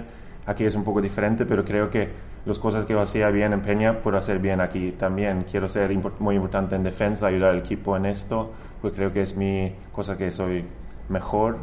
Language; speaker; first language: Spanish; non-native, fluent; Swedish